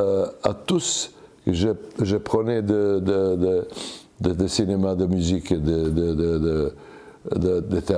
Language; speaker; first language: French; non-native, learner; Serbian